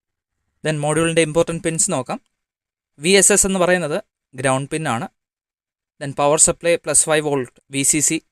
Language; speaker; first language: Malayalam; native; Malayalam